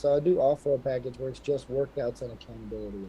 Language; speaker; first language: English; native; English